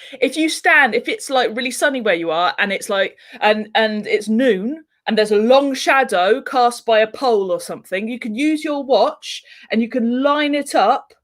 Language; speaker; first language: English; native; English